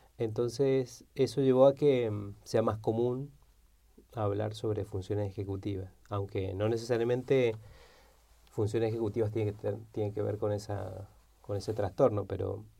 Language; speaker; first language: Spanish; native; Spanish